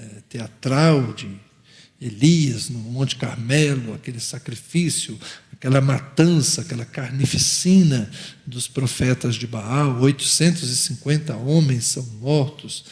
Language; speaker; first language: Portuguese; native; Portuguese